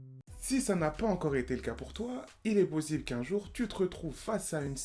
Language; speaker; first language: French; native; French